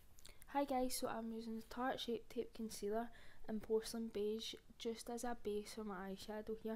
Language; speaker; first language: English; native; English